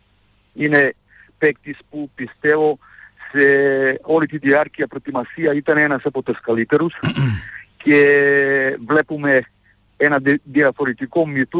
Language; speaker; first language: Greek; non-native, fluent; Serbian